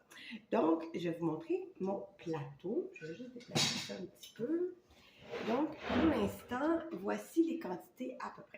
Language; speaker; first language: French; native; French